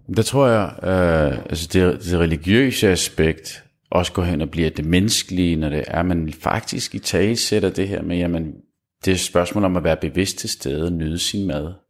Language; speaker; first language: Danish; early bilingual, other home language; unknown